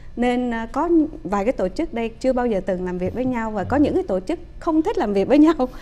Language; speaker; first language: Vietnamese; early bilingual, heritage; Vietnamese